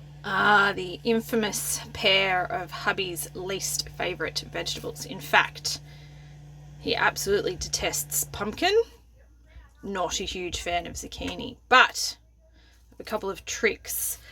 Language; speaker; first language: English; native; English